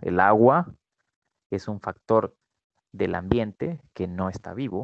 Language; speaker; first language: Spanish; native; Spanish